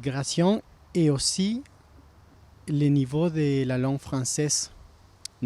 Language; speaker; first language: French; non-native, fluent; Spanish